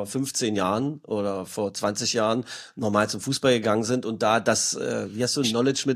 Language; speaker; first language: German; native; German